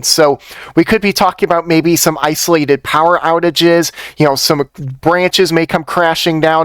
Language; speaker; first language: English; native; English